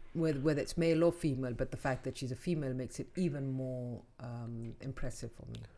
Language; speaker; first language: English; non-native, local second language; Urdu